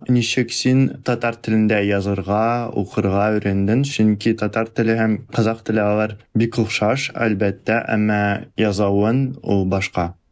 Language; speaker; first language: Tatar; early bilingual, heritage; Russian